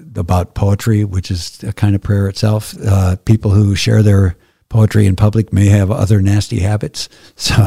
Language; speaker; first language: English; native; English